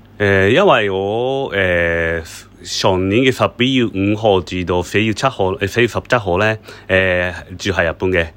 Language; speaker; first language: Cantonese; non-native, learner; Japanese